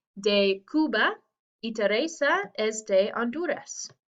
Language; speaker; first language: Spanish; non-native, fluent; English